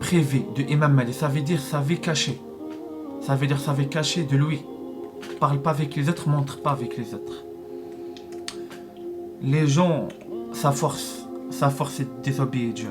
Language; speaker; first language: French; non-native, learner; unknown